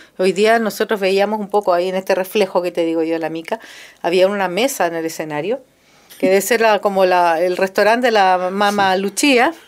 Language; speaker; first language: Spanish; native; Spanish